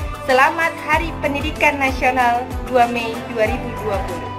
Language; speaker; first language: Indonesian; native; Indonesian